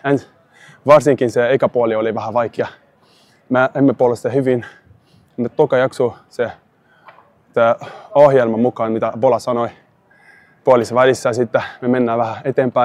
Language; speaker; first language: Finnish; non-native, learner; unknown